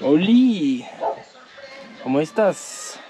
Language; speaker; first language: Spanish; non-native, learner; French